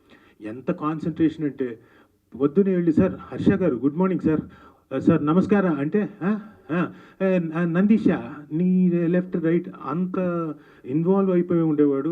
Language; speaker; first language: Telugu; native; Telugu